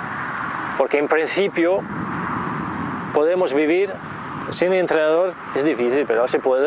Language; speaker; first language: Spanish; non-native, fluent; Danish